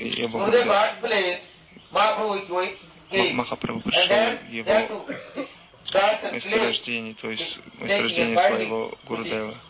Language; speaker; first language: Russian; non-native, learner; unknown